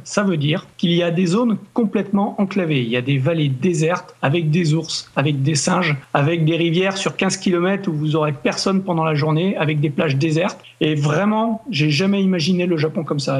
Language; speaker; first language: French; native; French